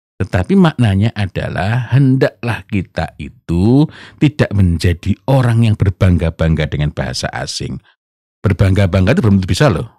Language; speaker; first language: Indonesian; non-native, local second language; Javanese